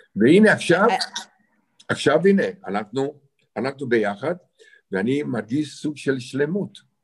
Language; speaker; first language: Hebrew; non-native, fluent; Romanian